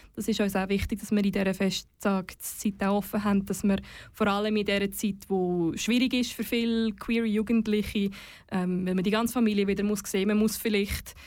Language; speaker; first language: German; native; German